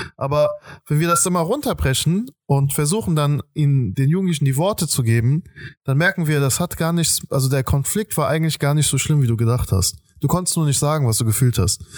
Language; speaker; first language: German; early bilingual, other home language; Persian